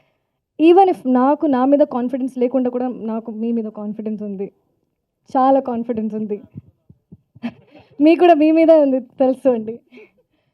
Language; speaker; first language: Telugu; non-native, fluent; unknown